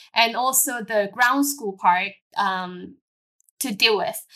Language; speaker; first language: English; non-native, local second language; Cantonese